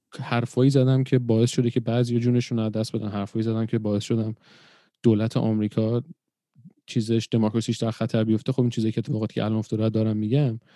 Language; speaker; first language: Persian; early bilingual, other home language; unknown